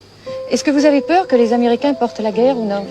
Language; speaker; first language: French; native; French